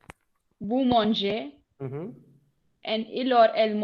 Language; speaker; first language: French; non-native, learner; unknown